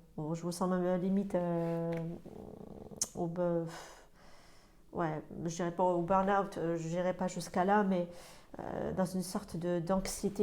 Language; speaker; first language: French; native; French